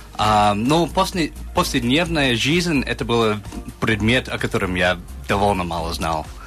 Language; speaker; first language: Russian; non-native, fluent; English